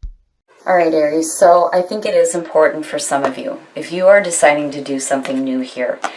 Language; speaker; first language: English; native; English